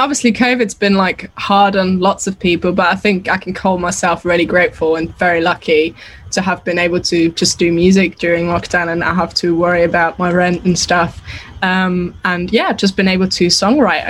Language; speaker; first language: English; non-native, fluent; German